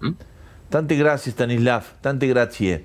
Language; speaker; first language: Italian; non-native, learner; Spanish